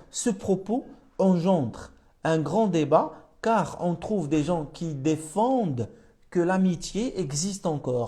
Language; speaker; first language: French; non-native, local second language; Arabic